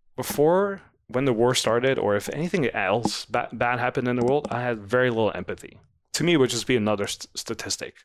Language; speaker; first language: English; non-native, fluent; Dutch